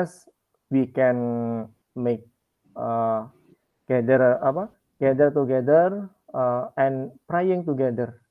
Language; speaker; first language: English; non-native, learner; Indonesian